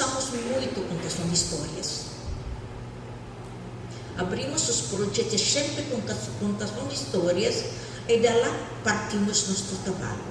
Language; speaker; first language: Portuguese; non-native, fluent; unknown